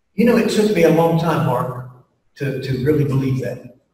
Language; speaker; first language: English; native; English